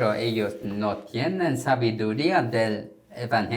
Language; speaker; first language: Spanish; non-native, learner; Korean